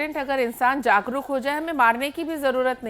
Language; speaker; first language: Hindi; native; Hindi